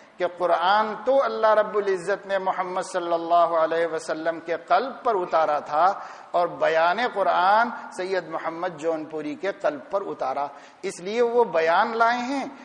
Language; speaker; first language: Urdu; native; Urdu